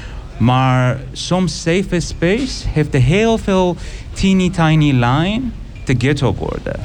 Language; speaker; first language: Dutch; non-native, learner; Persian